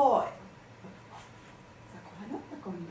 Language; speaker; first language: Finnish; non-native, learner; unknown